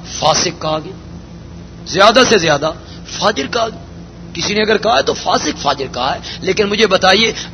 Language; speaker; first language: Urdu; non-native, local second language; Punjabi